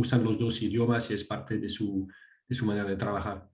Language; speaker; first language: Spanish; non-native, fluent; French